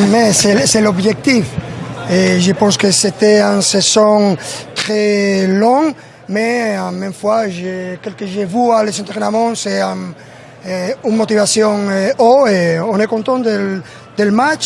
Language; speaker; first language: French; non-native, learner; Spanish